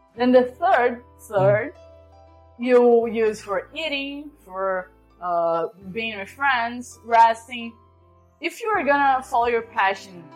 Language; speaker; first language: English; non-native, fluent; Portuguese